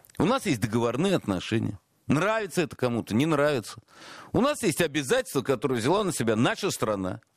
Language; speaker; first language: Russian; native; Russian